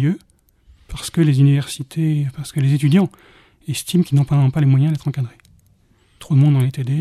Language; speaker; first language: French; native; French